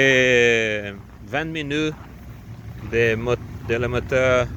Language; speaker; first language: French; non-native, learner; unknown